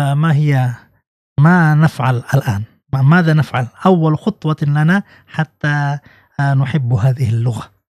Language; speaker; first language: Arabic; non-native, fluent; Indonesian